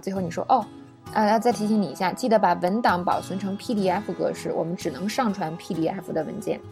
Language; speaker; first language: Chinese; native; Chinese